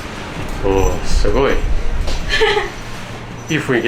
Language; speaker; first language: Japanese; non-native, learner; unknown